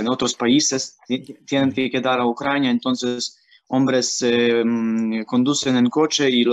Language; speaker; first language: Spanish; non-native, learner; Ukrainian